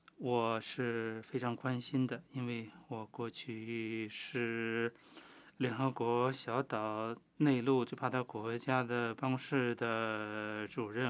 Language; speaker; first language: Chinese; non-native, fluent; Finnish